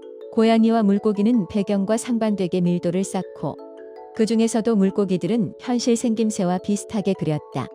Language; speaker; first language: Korean; native; Korean